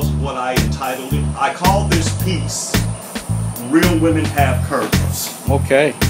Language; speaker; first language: English; native; English